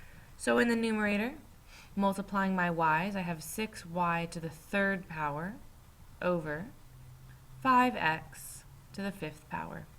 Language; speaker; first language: English; native; English